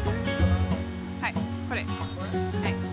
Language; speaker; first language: Japanese; non-native, learner; English